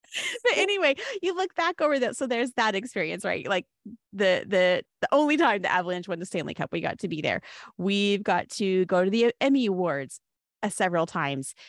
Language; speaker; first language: English; native; English